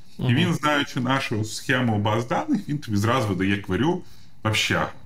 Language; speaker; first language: Ukrainian; non-native, local second language; Russian